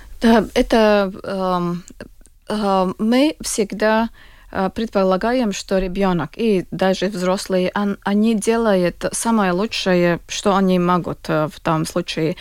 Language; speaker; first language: Russian; non-native, local second language; Latvian